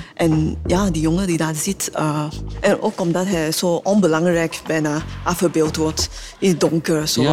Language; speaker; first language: Dutch; non-native, fluent; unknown